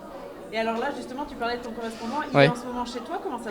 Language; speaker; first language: French; native; French